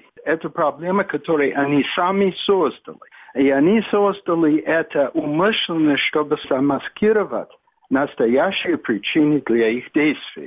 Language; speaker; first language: Russian; non-native, fluent; English